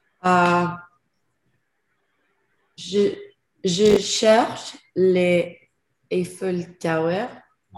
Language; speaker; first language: French; non-native, learner; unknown